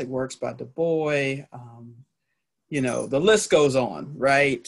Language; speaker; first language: English; native; English